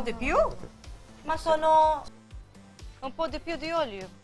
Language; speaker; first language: Italian; non-native, learner; Maltese